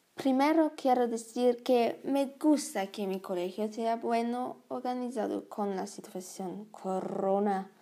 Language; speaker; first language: Spanish; non-native, learner; German